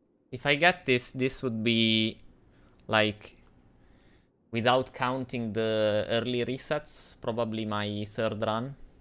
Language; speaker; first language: English; non-native, fluent; Italian